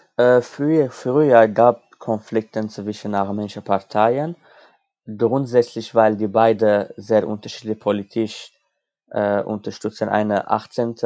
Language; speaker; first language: German; non-native, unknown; Armenian